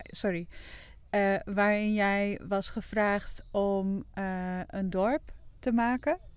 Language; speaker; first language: Dutch; non-native, local second language; Western Frisian